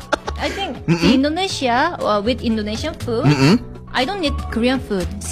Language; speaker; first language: English; non-native, learner; Korean